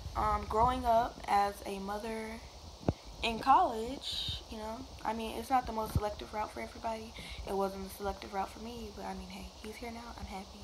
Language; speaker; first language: English; native; English